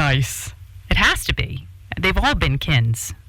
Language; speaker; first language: English; native; English